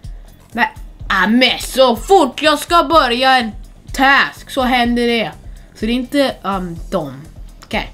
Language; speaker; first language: Swedish; non-native, fluent; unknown